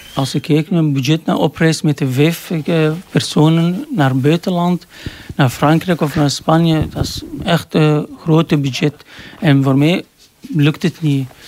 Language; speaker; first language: Dutch; non-native, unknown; Arabic